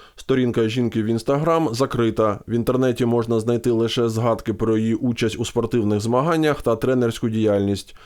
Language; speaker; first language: Ukrainian; native; Ukrainian